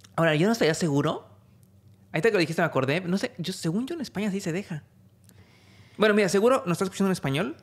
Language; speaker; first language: Spanish; native; Spanish